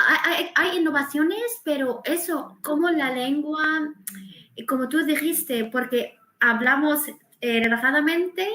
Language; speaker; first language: Spanish; non-native, fluent; Arabic